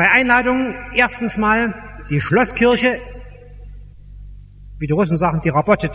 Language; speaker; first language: German; native; German